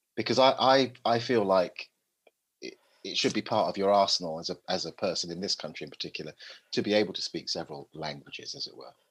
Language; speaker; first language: English; native; English